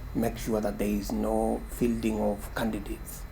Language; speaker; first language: English; non-native, local second language; Kalenjin